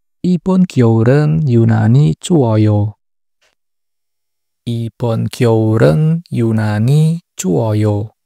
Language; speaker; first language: Korean; non-native, learner; Indonesian